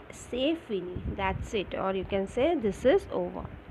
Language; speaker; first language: English; non-native, local second language; Marathi